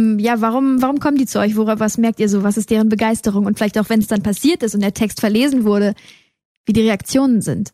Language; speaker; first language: German; native; German